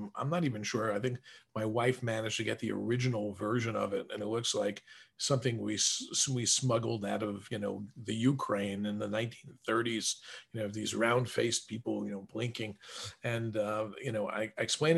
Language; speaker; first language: English; native; English